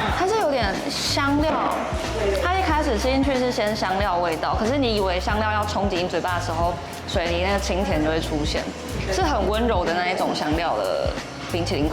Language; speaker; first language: Chinese; native; Chinese